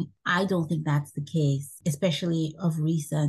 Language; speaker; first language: English; non-native, local second language; Bini